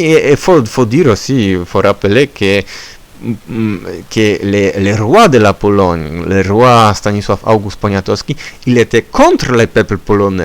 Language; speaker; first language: French; non-native, learner; Polish